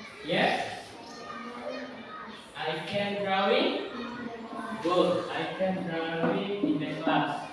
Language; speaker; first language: English; non-native, learner; Indonesian